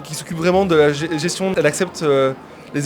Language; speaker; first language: French; native; French